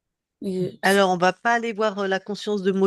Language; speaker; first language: French; native; French